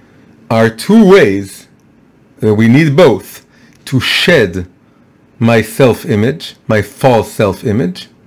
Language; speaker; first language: English; non-native, fluent; Hebrew